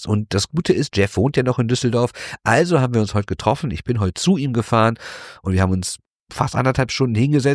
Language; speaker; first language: German; native; German